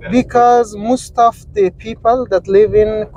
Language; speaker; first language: English; non-native, learner; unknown